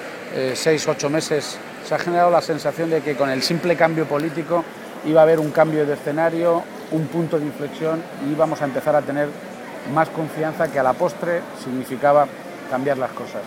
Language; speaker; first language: Spanish; native; Spanish